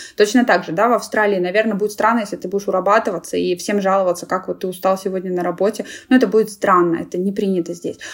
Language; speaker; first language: Russian; native; Russian